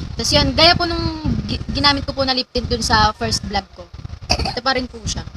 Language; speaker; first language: Filipino; native; Filipino